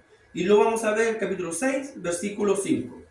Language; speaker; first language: Spanish; native; Spanish